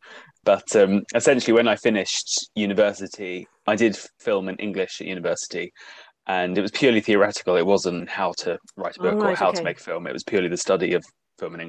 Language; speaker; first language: English; native; English